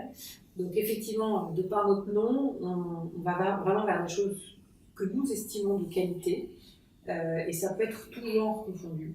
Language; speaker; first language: French; native; French